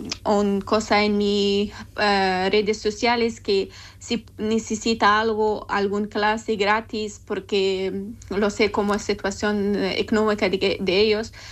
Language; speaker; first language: Spanish; non-native, learner; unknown